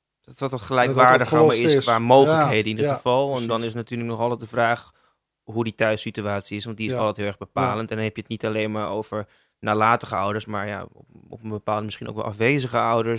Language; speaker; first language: Dutch; native; Dutch